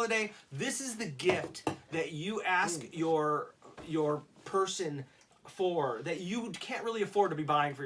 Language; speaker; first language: English; native; English